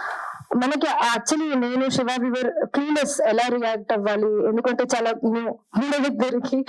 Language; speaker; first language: Telugu; non-native, learner; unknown